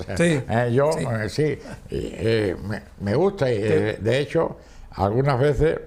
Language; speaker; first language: Spanish; native; Spanish